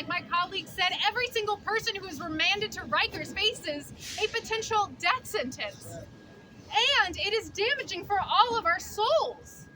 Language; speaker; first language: English; native; English